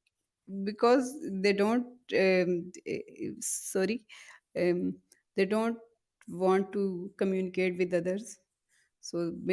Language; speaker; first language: English; non-native, learner; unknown